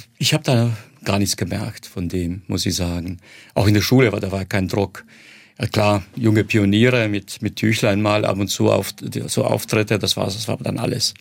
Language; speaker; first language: German; non-native, fluent; Croatian